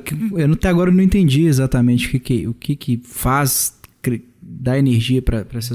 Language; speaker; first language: Portuguese; native; Portuguese